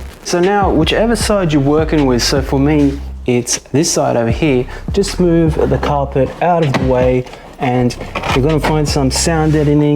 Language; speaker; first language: English; native; English